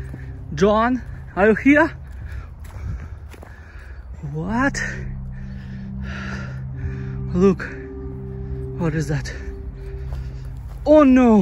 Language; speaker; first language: English; non-native, learner; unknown